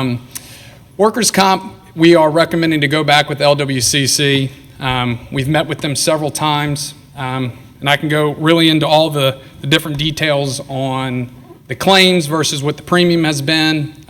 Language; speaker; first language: English; native; English